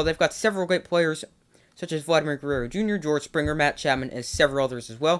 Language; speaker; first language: English; native; English